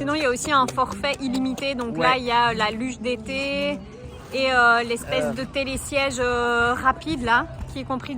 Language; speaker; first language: French; native; French